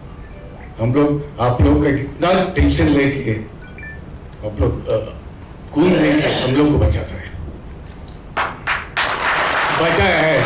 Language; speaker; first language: Hindi; non-native, local second language; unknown